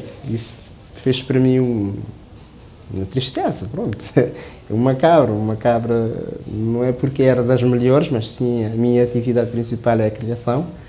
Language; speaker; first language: Portuguese; non-native, local second language; Kabuverdianu